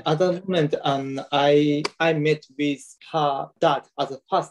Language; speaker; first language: English; non-native, learner; Japanese